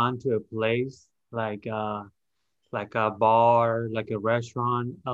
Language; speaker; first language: English; non-native, fluent; Spanish